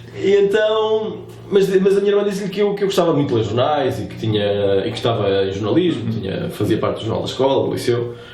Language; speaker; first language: Portuguese; native; Portuguese